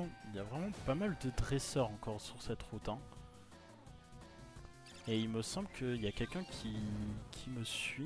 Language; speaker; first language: French; native; French